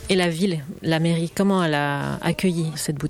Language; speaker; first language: French; native; French